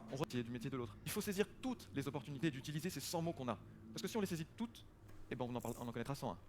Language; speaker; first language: French; native; French